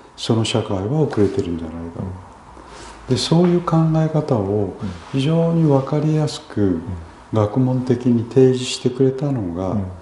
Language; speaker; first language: Japanese; early bilingual, other home language; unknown